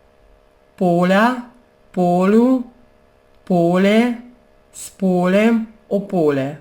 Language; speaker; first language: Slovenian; non-native, fluent; Russian